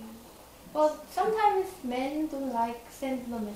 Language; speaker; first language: English; non-native, learner; Korean